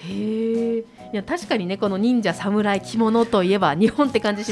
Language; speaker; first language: Japanese; native; Japanese